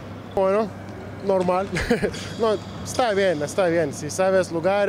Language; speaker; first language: Spanish; non-native, learner; Lithuanian